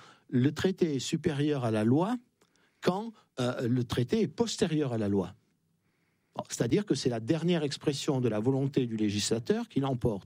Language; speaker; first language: French; native; French